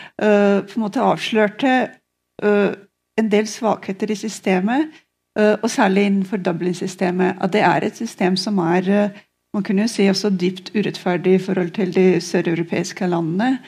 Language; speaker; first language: Norwegian; non-native, fluent; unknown